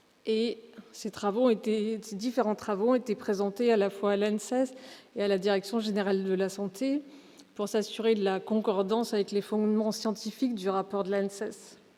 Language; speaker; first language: French; native; French